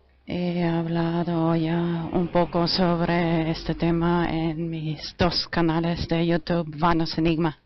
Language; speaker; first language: Spanish; non-native, fluent; German